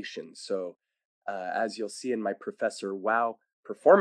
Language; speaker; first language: English; native; English